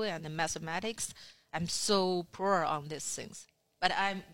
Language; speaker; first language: English; non-native, fluent; Chinese